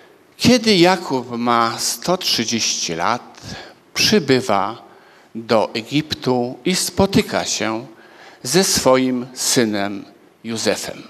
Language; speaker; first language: Polish; native; Polish